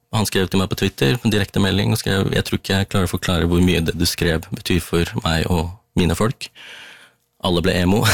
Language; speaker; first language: Norwegian; early bilingual, other home language; Tamil